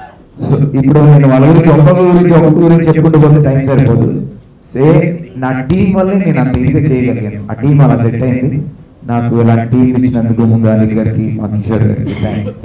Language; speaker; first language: Telugu; native; Telugu